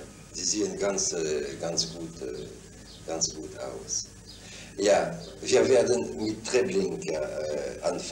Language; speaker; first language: German; non-native, fluent; French